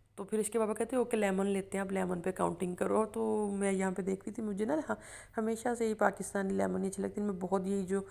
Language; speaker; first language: Urdu; non-native, local second language; Punjabi